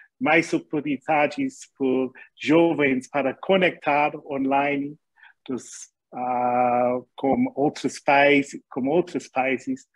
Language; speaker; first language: Portuguese; non-native, learner; English